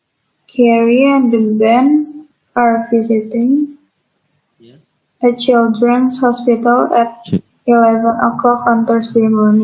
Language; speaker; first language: English; non-native, learner; Indonesian